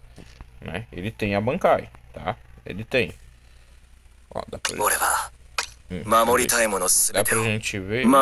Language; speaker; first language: Portuguese; native; Portuguese